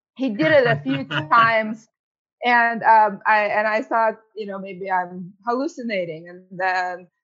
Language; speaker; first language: English; early bilingual, other home language; Ukrainian